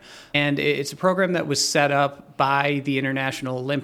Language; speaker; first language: English; native; English